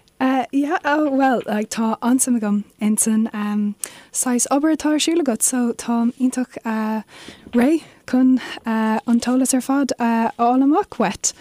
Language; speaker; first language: Irish; non-native, local second language; English